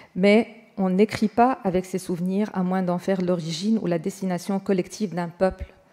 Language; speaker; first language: French; non-native, fluent; Arabic